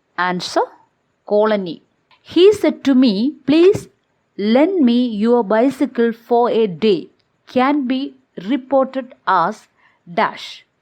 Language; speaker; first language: English; non-native, local second language; Malayalam